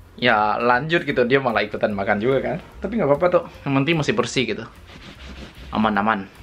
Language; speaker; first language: Indonesian; native; Indonesian